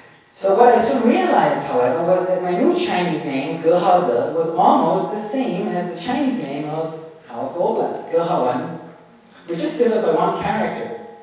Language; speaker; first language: English; native; English